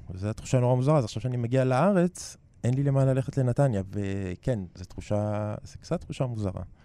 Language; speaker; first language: Hebrew; native; Hebrew